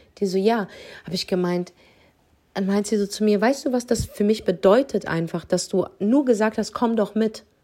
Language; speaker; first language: German; early bilingual, other home language; Arabic